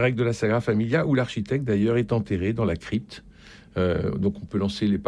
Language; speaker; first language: French; native; French